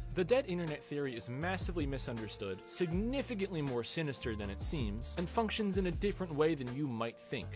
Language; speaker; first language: English; native; English